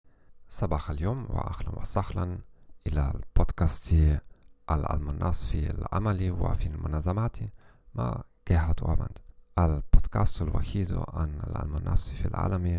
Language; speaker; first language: Arabic; non-native, learner; German